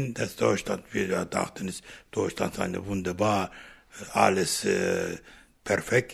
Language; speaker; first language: German; non-native, learner; Turkish